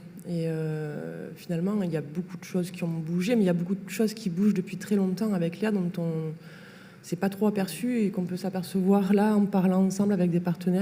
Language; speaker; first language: French; native; French